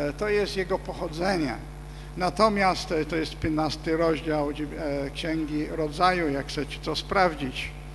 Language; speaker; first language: Polish; non-native, fluent; English